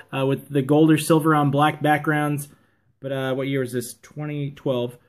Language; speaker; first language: English; native; English